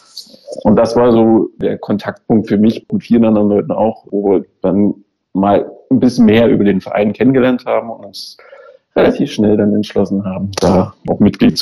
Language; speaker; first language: German; native; German